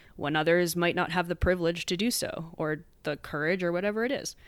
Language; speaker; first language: English; native; English